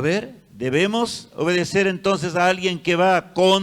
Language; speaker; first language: Spanish; native; Spanish